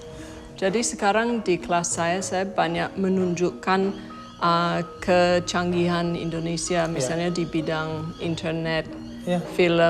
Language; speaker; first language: Indonesian; non-native, fluent; English